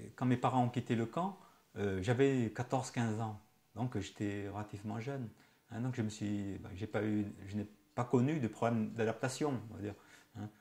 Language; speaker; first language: French; native; French